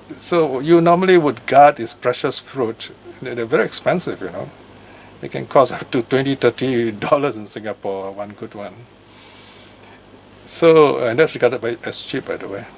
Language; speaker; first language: English; native; English